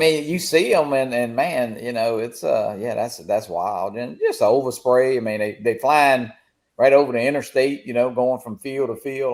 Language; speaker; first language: English; native; English